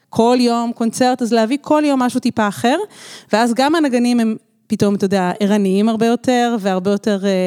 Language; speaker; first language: Hebrew; native; Hebrew